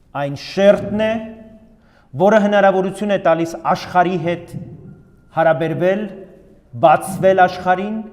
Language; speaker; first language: Armenian; native; Armenian